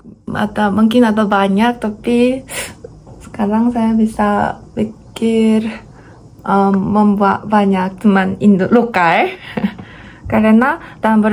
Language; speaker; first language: Indonesian; non-native, learner; Korean